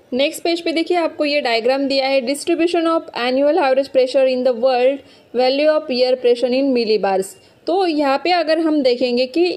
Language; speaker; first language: Hindi; non-native, local second language; Marathi